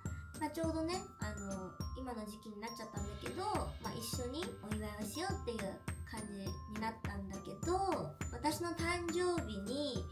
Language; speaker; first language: Japanese; native; Japanese